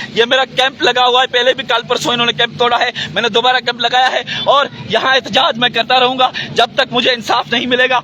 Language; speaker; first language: Urdu; non-native, local second language; Sindhi